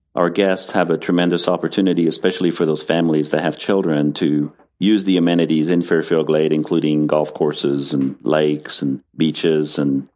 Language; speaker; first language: English; non-native, fluent; French